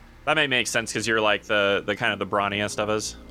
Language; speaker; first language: English; native; English